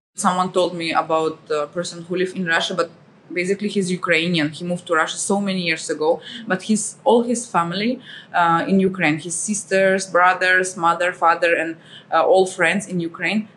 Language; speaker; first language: English; non-native, fluent; Russian